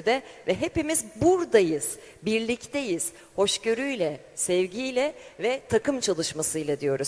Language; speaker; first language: Turkish; native; Turkish